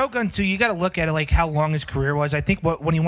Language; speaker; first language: English; native; English